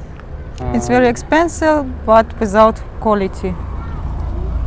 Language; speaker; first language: English; non-native, learner; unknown